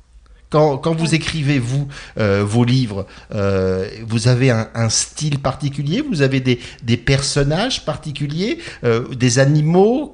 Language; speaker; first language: French; native; French